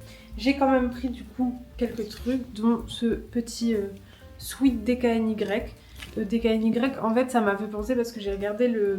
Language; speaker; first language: French; native; French